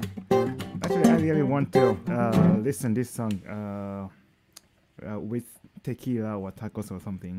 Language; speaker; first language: English; non-native, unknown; Japanese